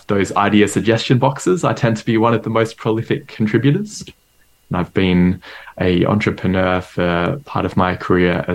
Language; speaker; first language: English; native; English